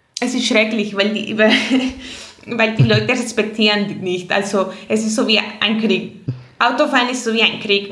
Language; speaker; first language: German; non-native, fluent; Spanish